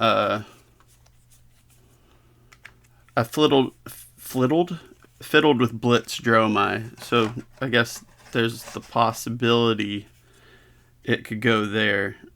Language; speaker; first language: English; native; English